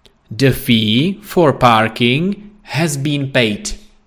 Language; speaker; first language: English; non-native, fluent; Czech